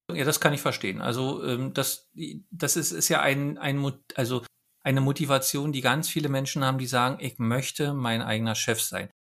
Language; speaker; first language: German; native; German